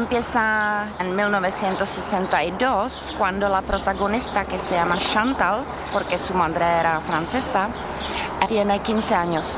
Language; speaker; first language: Spanish; non-native, learner; Czech